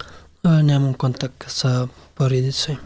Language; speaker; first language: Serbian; non-native, learner; Pashto